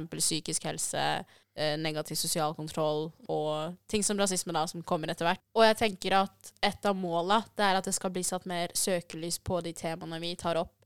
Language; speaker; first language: Norwegian; early bilingual, other home language; Persian